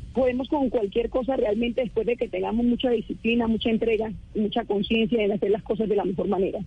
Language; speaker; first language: Spanish; native; Spanish